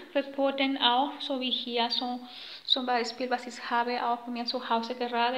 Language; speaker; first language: German; non-native, learner; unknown